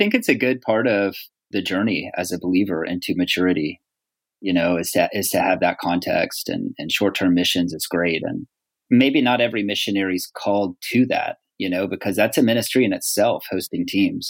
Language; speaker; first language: English; native; English